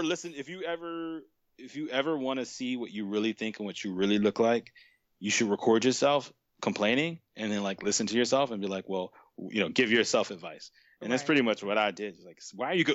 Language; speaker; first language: English; native; English